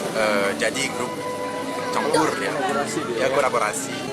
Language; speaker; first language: Indonesian; non-native, fluent; French